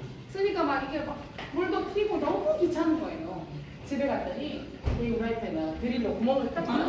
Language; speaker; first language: Korean; native; Korean